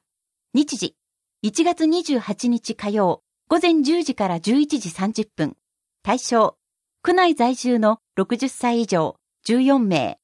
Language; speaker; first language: Japanese; native; Japanese